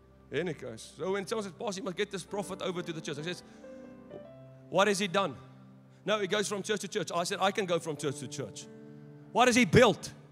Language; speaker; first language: English; non-native, local second language; Afrikaans